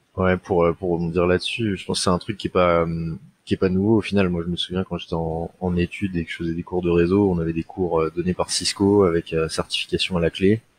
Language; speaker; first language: French; native; French